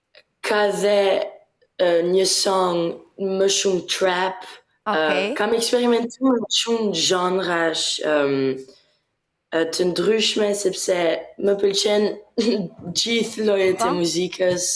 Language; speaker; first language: Albanian; early bilingual, heritage; Albanian